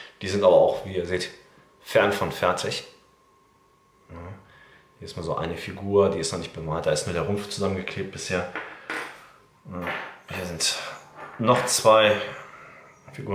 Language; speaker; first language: German; native; German